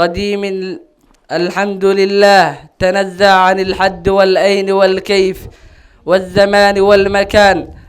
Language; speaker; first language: Arabic; non-native, learner; Somali